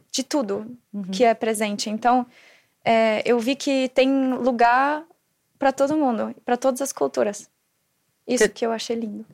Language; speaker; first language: Portuguese; non-native, fluent; German